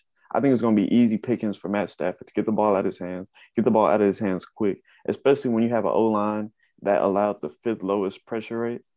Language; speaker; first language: English; native; English